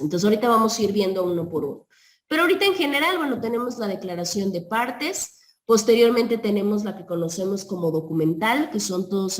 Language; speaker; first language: Spanish; native; Spanish